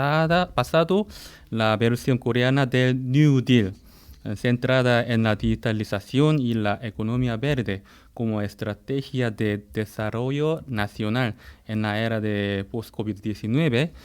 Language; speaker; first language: Spanish; non-native, fluent; Korean